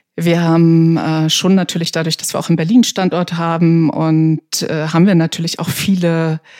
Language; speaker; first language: German; native; German